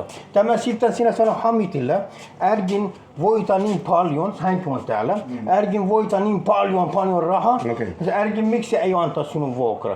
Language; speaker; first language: Finnish; non-native, learner; Turkish